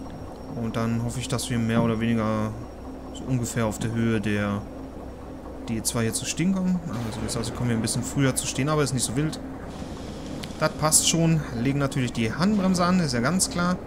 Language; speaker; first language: German; native; German